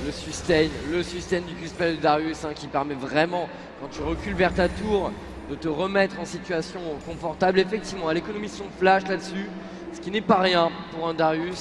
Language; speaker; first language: French; native; French